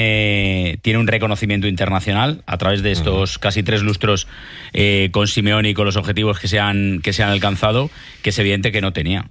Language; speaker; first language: Spanish; native; Spanish